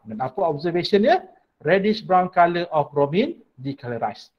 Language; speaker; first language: English; non-native, local second language; Malay